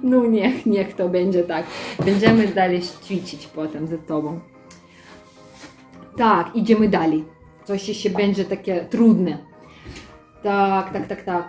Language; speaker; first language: Polish; non-native, learner; Russian